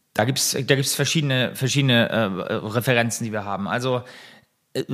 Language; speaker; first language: German; native; German